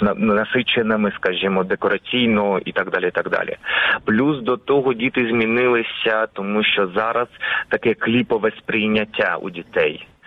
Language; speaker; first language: Ukrainian; non-native, local second language; Russian